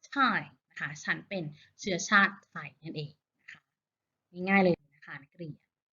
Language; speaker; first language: Thai; native; Thai